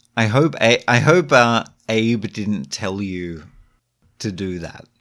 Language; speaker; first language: English; native; English